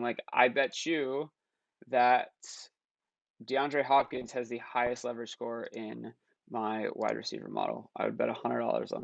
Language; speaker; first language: English; native; English